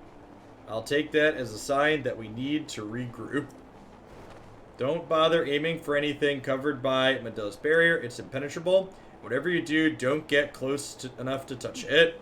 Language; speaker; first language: English; native; English